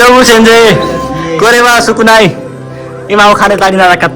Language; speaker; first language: Japanese; non-native, learner; Nepali